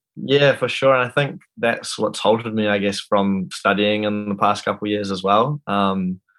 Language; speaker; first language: English; native; English